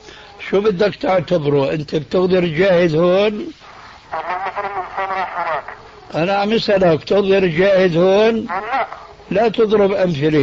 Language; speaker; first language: Arabic; early bilingual, other home language; Albanian